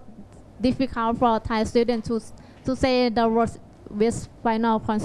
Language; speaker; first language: English; non-native, learner; Thai